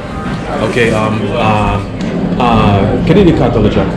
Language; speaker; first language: Turkish; non-native, learner; English